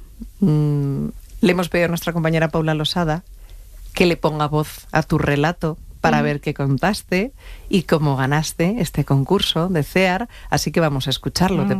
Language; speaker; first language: Spanish; native; Spanish